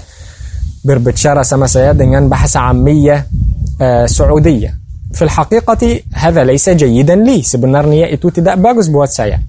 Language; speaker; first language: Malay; non-native, fluent; Arabic